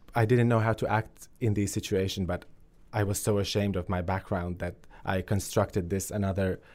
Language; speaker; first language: English; early bilingual, other home language; Finnish